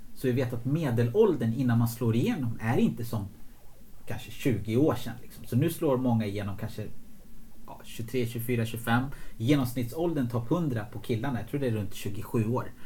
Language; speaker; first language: Swedish; early bilingual, other home language; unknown